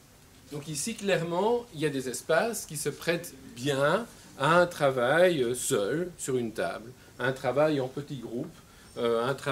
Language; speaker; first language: French; native; French